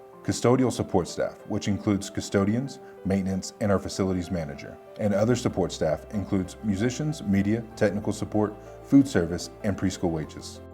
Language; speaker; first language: English; native; English